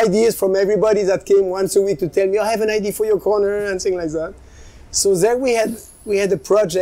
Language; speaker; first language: English; non-native, fluent; French